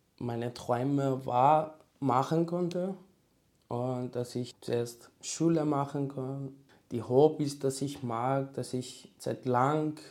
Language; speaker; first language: German; non-native, learner; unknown